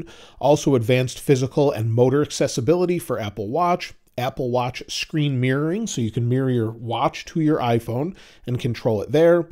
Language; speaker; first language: English; native; English